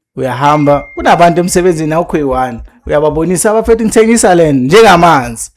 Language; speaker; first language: Zulu; native; Zulu